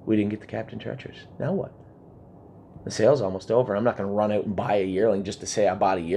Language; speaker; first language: English; native; English